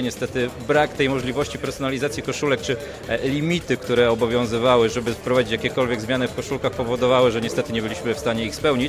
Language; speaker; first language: Polish; native; Polish